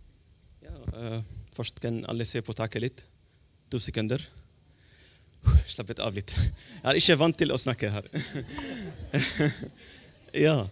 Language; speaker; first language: Norwegian; non-native, learner; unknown